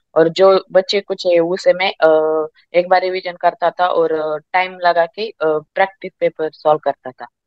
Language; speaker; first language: Hindi; non-native, local second language; Marathi